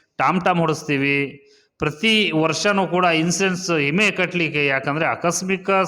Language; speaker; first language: Kannada; non-native, local second language; Lambadi